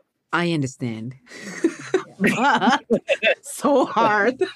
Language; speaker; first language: English; non-native, learner; Japanese